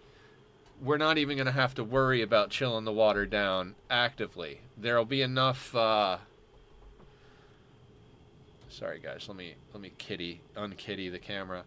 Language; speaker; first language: English; native; English